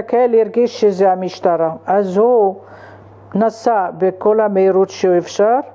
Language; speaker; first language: Hebrew; non-native, fluent; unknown